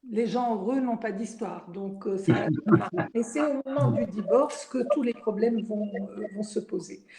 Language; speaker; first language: French; non-native, local second language; Arabic